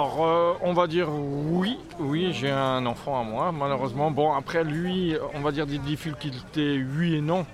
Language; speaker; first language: French; native; French